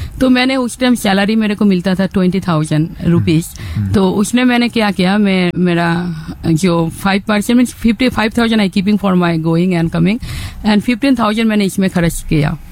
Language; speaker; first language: Hindi; non-native, fluent; Bangla